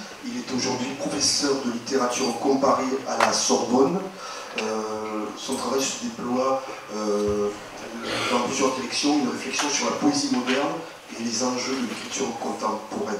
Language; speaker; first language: French; native; French